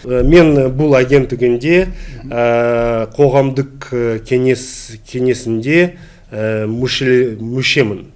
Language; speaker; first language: Kazakh; non-native, local second language; Russian